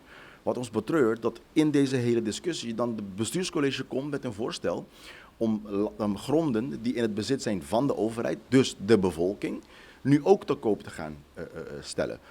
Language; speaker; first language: Dutch; non-native, local second language; Papiamento